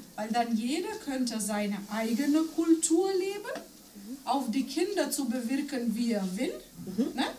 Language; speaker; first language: German; non-native, fluent; Macedonian